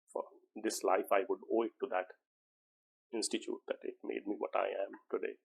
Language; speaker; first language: English; non-native, local second language; Punjabi